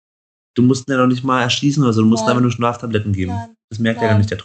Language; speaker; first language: German; native; German